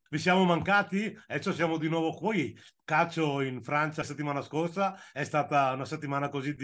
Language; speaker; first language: Italian; native; Italian